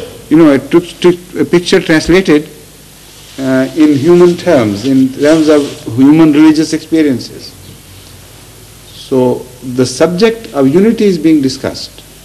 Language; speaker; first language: English; non-native, local second language; Urdu